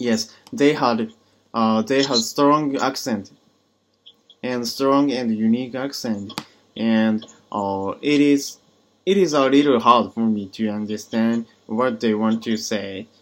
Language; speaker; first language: English; non-native, learner; Japanese